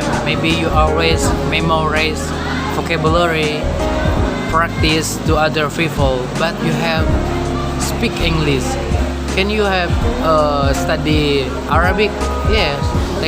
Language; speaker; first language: English; non-native, learner; Indonesian